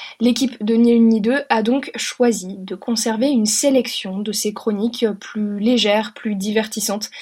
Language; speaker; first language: French; native; French